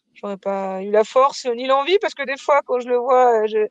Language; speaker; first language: French; native; French